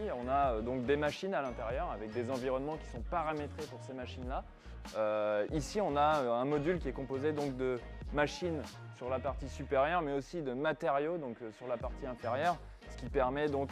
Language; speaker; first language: French; native; French